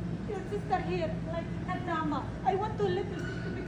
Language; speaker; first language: English; non-native, learner; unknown